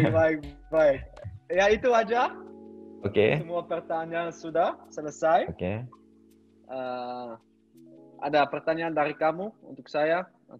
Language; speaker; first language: Indonesian; non-native, learner; Dutch